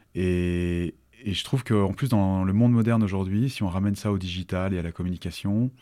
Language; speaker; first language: French; native; French